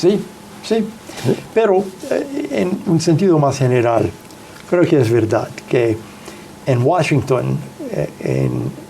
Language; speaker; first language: Spanish; non-native, fluent; English